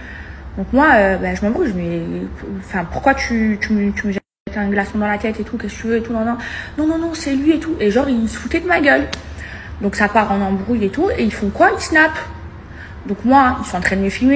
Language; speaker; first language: French; native; French